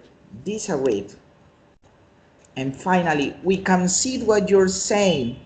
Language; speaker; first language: English; non-native, learner; Spanish